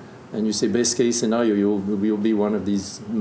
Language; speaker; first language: English; non-native, fluent; French